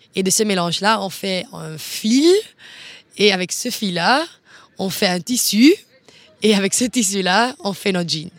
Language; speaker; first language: French; non-native, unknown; Dutch